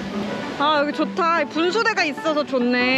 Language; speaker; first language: Korean; native; Korean